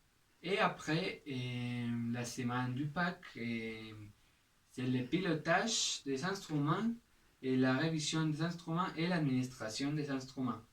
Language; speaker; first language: French; non-native, learner; Spanish